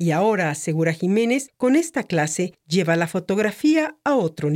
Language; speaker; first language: Spanish; native; Spanish